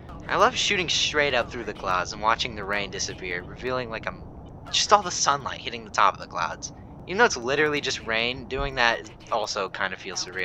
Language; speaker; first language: English; native; English